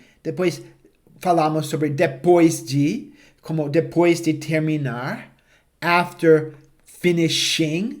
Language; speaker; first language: Portuguese; non-native, fluent; English